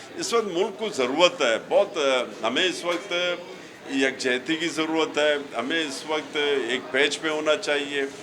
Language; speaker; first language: Urdu; non-native, local second language; Baluchi